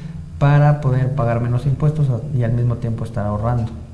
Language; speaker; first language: Spanish; native; Spanish